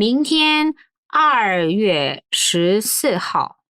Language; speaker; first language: Chinese; non-native, fluent; Korean